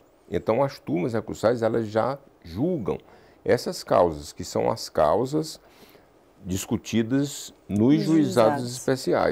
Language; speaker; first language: Portuguese; native; Portuguese